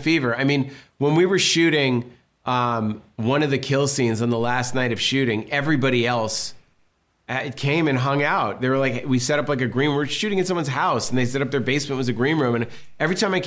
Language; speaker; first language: English; native; English